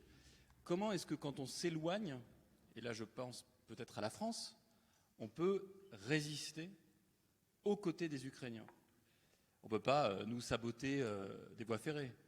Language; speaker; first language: French; native; French